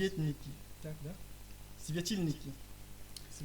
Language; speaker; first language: Russian; non-native, learner; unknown